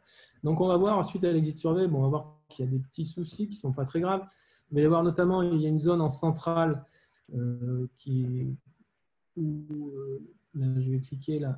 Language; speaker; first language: French; native; French